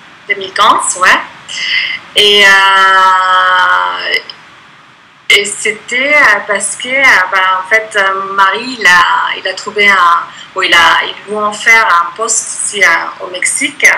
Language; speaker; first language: French; non-native, fluent; Spanish